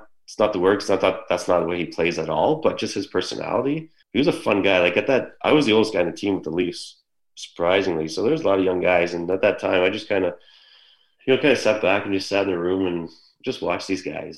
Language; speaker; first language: English; native; English